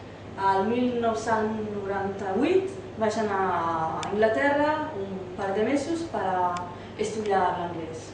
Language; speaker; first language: Catalan; non-native, learner; Italian